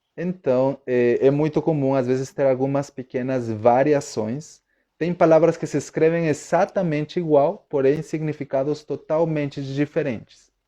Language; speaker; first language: Portuguese; non-native, fluent; Spanish